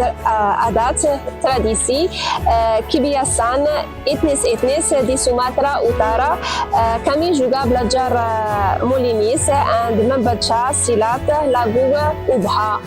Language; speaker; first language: Indonesian; non-native, learner; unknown